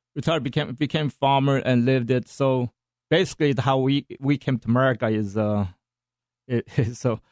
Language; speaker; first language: English; non-native, fluent; Korean